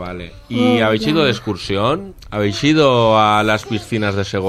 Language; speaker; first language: Spanish; native; Spanish